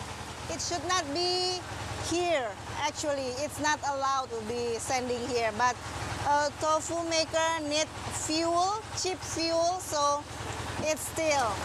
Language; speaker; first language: English; non-native, fluent; Indonesian